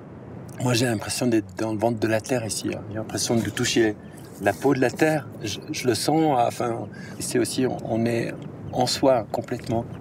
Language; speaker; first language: French; native; French